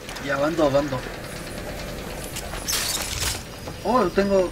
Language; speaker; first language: Spanish; native; Spanish